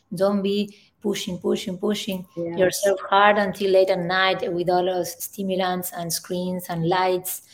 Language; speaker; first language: English; non-native, fluent; Spanish